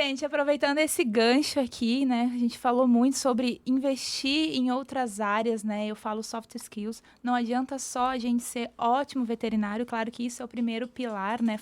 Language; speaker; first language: Portuguese; native; Portuguese